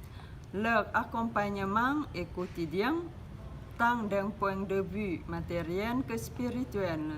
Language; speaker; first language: French; non-native, fluent; Lao